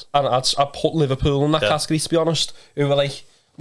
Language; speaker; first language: English; native; English